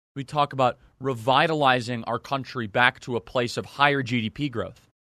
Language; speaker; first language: English; native; English